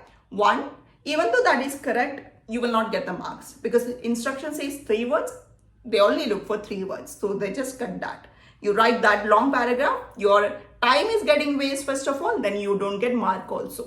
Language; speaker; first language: English; non-native, local second language; Malayalam